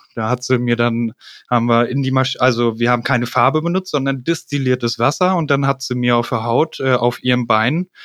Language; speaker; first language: German; native; German